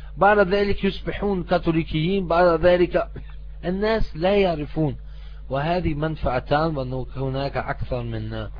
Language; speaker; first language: Arabic; non-native, fluent; German